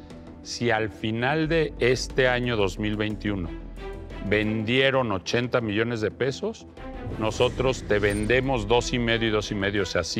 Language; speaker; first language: Spanish; native; Spanish